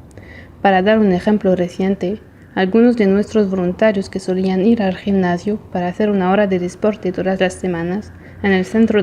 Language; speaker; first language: Spanish; non-native, fluent; Portuguese